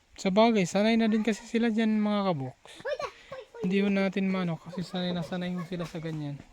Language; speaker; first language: Filipino; non-native, local second language; Cebuano